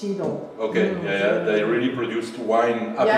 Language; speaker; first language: English; non-native, fluent; French